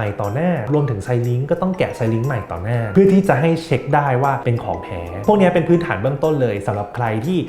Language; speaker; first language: Thai; native; Thai